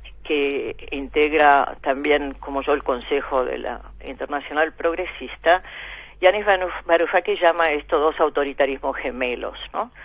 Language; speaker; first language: Spanish; native; Spanish